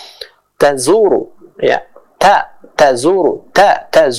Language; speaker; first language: Arabic; non-native, fluent; Indonesian